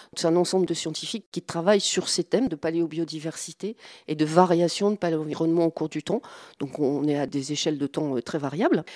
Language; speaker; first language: French; native; French